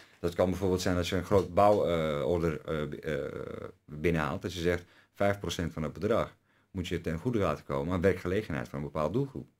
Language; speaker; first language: Dutch; early bilingual, other home language; Turkish